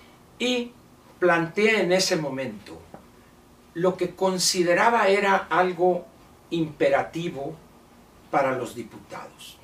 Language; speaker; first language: Spanish; native; Spanish